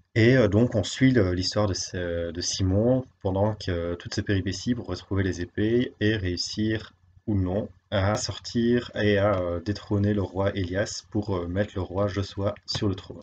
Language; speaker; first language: French; native; French